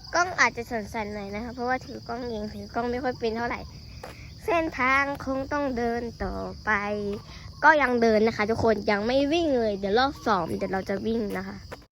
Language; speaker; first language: Thai; native; Thai